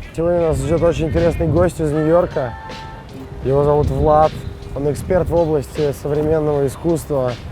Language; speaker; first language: Russian; native; Russian